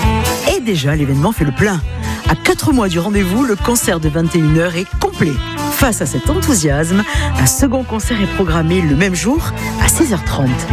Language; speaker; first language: French; native; French